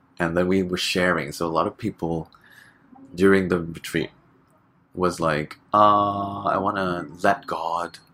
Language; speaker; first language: English; native; English